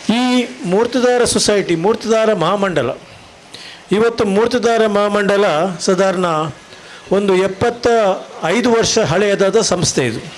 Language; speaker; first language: Kannada; non-native, local second language; Tulu